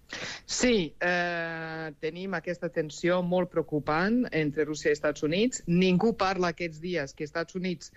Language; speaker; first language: Catalan; non-native, fluent; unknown